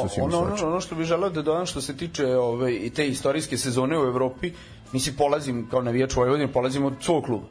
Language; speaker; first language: Serbian; non-native, local second language; Rusyn